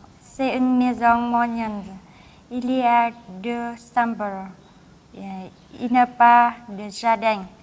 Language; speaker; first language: French; non-native, learner; Vietnamese